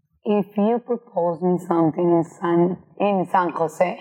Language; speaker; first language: English; non-native, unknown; Spanish